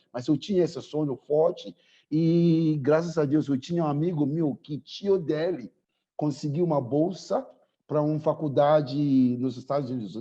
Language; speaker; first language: Portuguese; non-native, fluent; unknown